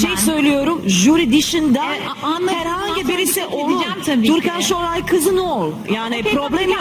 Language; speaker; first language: Turkish; non-native, learner; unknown